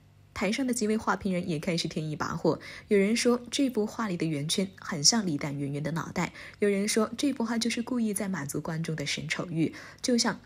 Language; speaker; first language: Chinese; native; Chinese